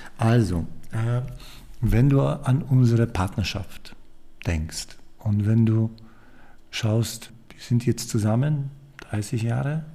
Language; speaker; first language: German; non-native, fluent; Polish